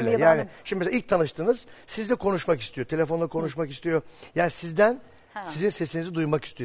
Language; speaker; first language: Turkish; native; Turkish